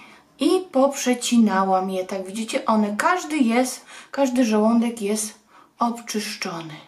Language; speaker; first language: Polish; native; Polish